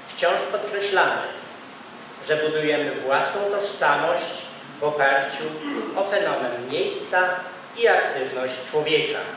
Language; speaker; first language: Polish; native; Polish